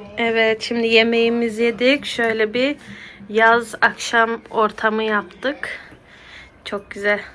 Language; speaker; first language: Turkish; early bilingual, heritage; Turkish